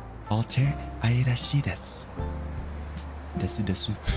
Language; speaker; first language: English; native; English